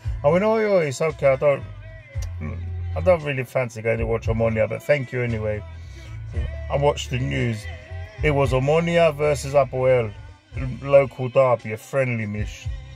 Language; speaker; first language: English; early bilingual, other home language; Greek